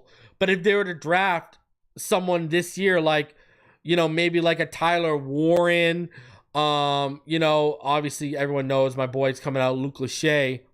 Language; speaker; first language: English; native; English